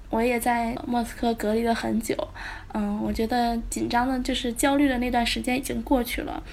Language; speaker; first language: Chinese; native; Chinese